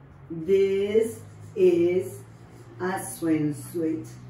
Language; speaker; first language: English; non-native, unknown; Spanish